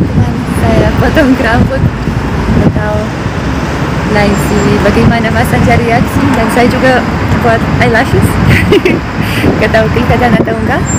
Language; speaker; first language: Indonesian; non-native, learner; Russian